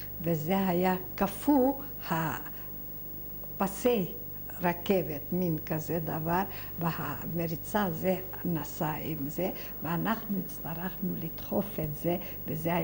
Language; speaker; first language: Hebrew; non-native, fluent; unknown